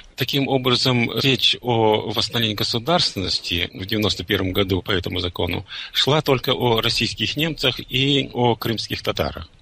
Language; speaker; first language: Russian; non-native, local second language; German